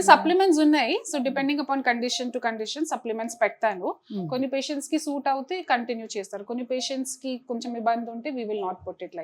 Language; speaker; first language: Telugu; non-native, local second language; Hindi